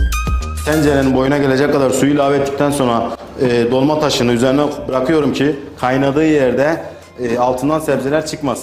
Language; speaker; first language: Turkish; native; Turkish